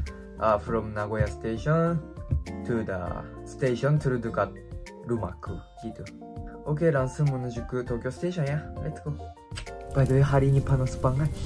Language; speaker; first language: Indonesian; non-native, fluent; Japanese